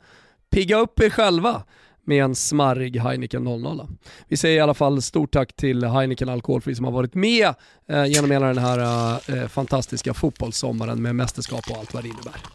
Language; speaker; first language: Swedish; native; Swedish